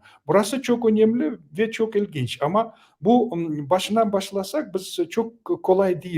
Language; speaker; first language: Turkish; non-native, learner; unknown